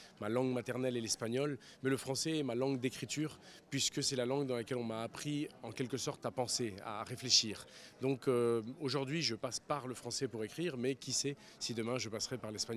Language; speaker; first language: French; early bilingual, heritage; Spanish